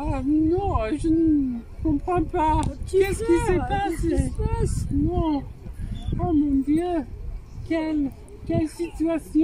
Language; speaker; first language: French; non-native, learner; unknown